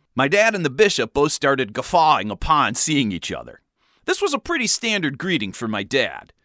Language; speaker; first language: English; native; English